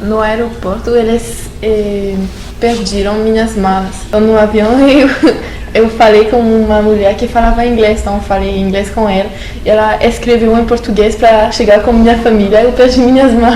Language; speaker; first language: Portuguese; non-native, fluent; French